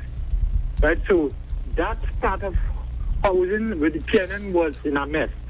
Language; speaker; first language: English; native; English